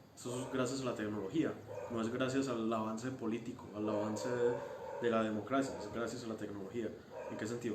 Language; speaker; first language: Spanish; early bilingual, heritage; Spanish